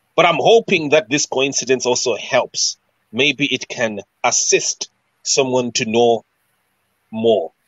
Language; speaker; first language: English; non-native, local second language; Shona